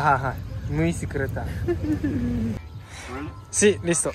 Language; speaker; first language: Spanish; non-native, learner; Japanese